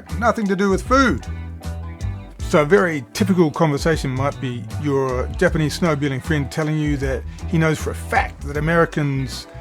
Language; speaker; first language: English; native; English